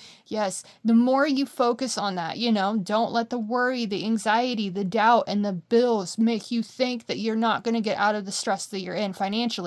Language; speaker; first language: English; native; English